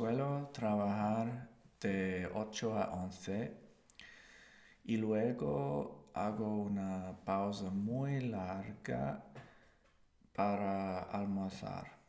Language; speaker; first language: Spanish; non-native, learner; English